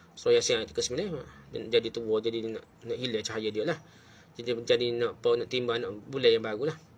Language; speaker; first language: Malay; native; Malay